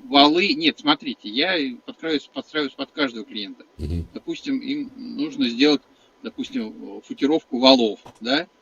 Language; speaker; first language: Russian; native; Russian